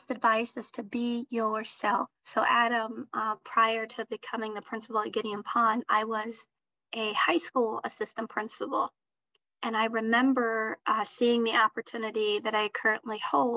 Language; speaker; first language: English; early bilingual, other home language; Somali